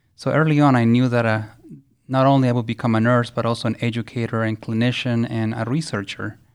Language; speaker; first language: English; early bilingual, other home language; Spanish